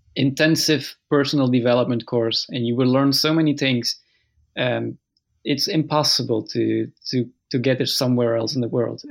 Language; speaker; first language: English; non-native, fluent; Dutch